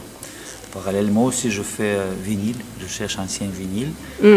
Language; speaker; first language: French; non-native, learner; Russian